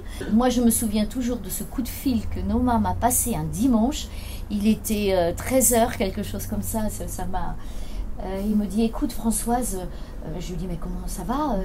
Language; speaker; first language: French; native; French